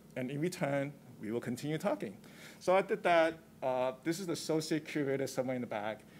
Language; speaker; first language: English; non-native, local second language; Cantonese